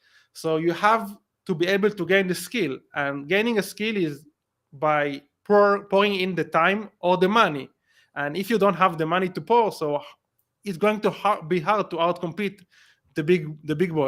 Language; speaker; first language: English; non-native, fluent; Hebrew